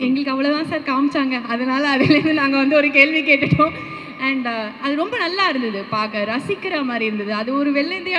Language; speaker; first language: Tamil; native; Tamil